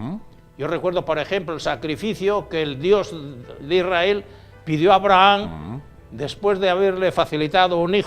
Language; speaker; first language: Spanish; native; Spanish